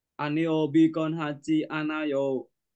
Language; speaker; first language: Korean; non-native, learner; Vietnamese